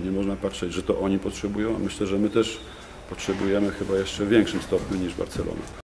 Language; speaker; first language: Polish; native; Polish